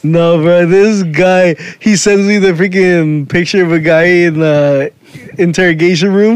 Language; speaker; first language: English; native; English